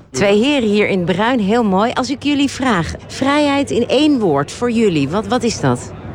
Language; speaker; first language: Dutch; native; Dutch